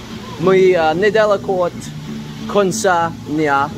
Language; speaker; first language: Russian; non-native, learner; English